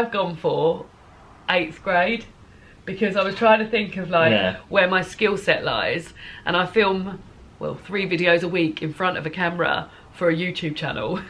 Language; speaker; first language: English; native; English